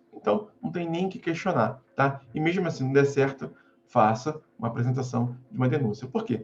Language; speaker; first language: Portuguese; native; Portuguese